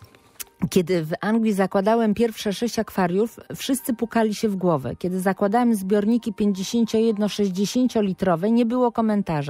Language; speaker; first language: Polish; native; Polish